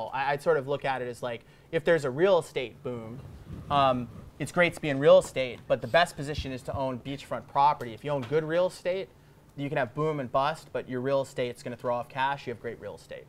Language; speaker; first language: English; native; English